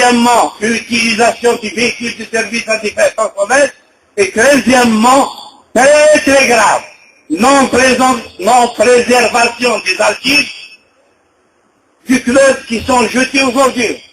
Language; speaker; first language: French; non-native, local second language; Arabic